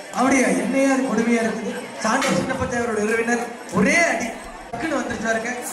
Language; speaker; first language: Tamil; native; Tamil